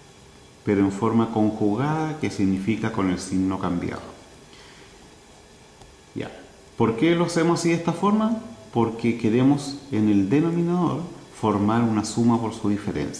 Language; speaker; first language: Spanish; native; Spanish